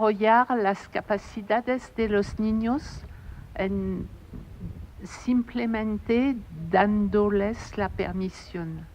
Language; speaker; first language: Spanish; non-native, fluent; French